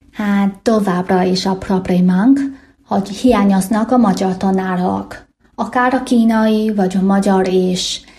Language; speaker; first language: Hungarian; non-native, fluent; Chinese